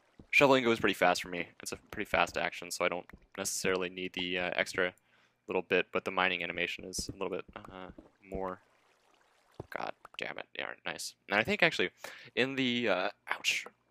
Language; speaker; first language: English; native; English